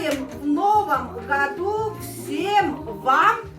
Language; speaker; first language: Russian; non-native, local second language; Tuvinian